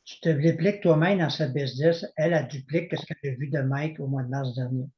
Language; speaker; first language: French; native; French